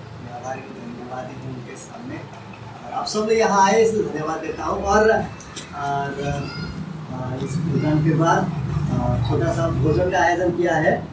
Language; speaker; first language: Hindi; non-native, local second language; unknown